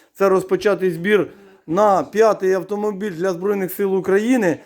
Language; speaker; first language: Ukrainian; native; Ukrainian